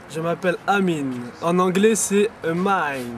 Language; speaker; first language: French; early bilingual, other home language; Arabic